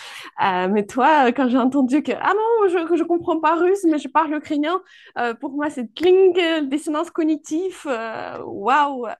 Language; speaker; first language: French; non-native, fluent; Ukrainian